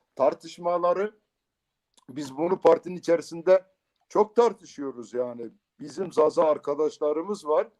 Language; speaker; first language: Turkish; non-native, local second language; Kurdish